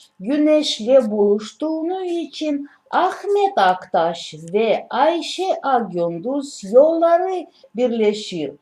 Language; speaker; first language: Turkish; non-native, learner; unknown